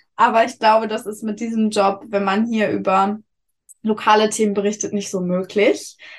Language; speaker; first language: German; native; German